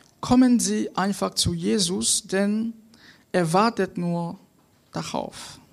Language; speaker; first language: German; non-native, fluent; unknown